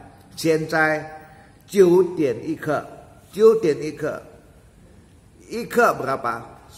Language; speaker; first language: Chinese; non-native, fluent; Indonesian